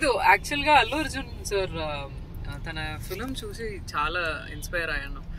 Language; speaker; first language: Telugu; non-native, learner; Tamil